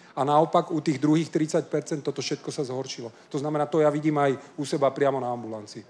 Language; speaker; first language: Slovak; non-native, local second language; Hungarian